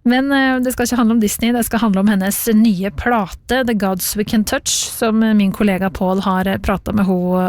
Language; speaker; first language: Norwegian; native; Norwegian